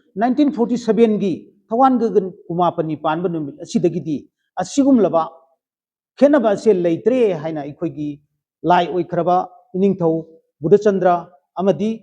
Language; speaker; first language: Manipuri; native; Manipuri